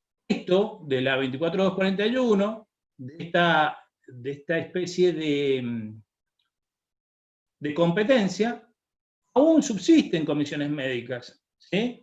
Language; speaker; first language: Spanish; native; Spanish